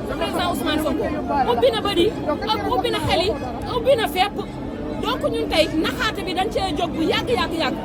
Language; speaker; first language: Wolof; non-native, local second language; Fula